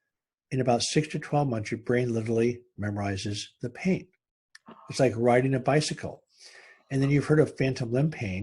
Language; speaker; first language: English; native; English